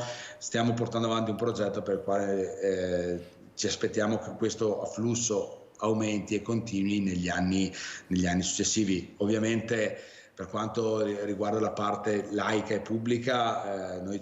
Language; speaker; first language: Italian; native; Italian